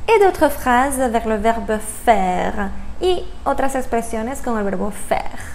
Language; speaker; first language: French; non-native, fluent; Spanish